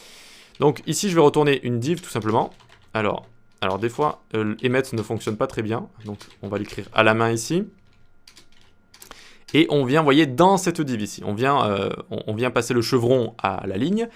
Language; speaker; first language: French; native; French